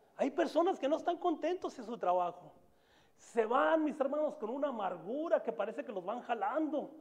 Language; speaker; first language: Spanish; native; Spanish